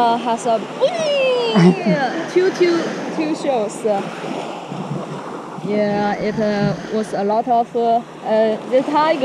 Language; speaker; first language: English; non-native, learner; Chinese